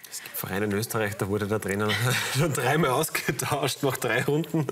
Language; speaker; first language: German; native; German